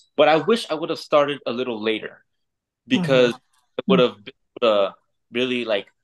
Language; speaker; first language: English; native; English